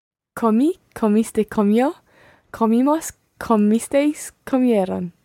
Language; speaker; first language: Spanish; non-native, learner; English